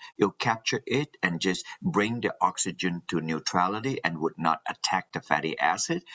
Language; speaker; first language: English; non-native, local second language; Min Nan Chinese